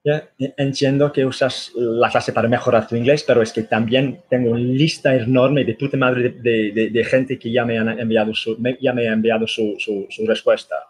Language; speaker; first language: Spanish; non-native, fluent; English